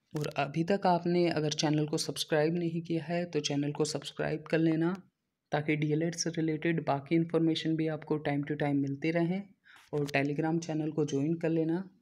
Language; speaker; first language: Hindi; native; Hindi